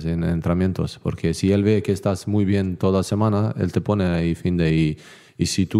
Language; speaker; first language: Spanish; non-native, learner; Bosnian